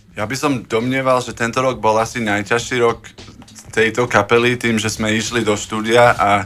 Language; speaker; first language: Slovak; non-native, fluent; English